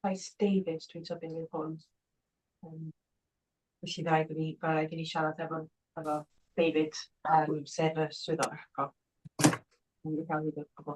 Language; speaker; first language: Welsh; native; Welsh